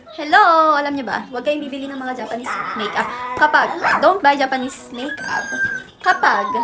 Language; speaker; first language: Filipino; native; Filipino